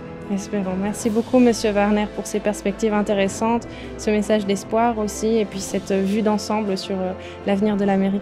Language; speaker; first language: French; native; French